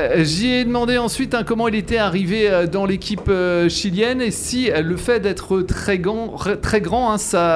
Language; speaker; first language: French; native; French